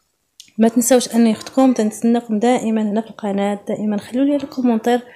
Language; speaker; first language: Arabic; native; Arabic